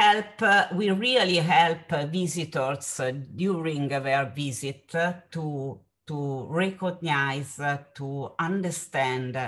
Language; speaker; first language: English; non-native, fluent; Italian